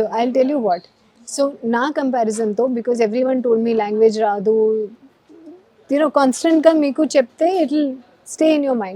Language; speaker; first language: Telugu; non-native, learner; Hindi